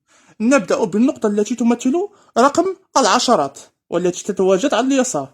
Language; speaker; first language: Arabic; native; Arabic